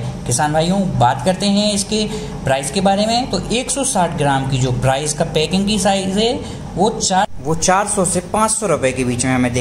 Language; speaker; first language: Hindi; native; Hindi